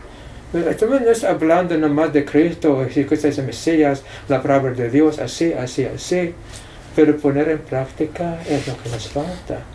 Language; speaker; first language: Spanish; non-native, fluent; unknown